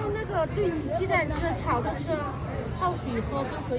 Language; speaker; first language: Chinese; native; Chinese